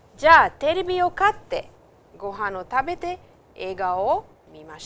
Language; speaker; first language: Japanese; non-native, fluent; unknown